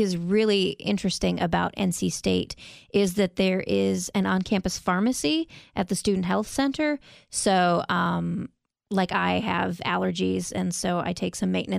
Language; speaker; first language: English; native; English